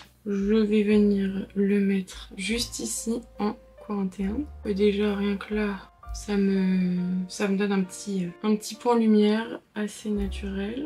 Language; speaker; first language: French; native; French